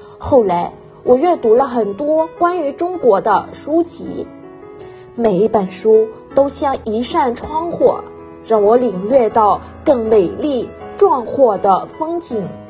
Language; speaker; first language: Chinese; non-native, fluent; Vietnamese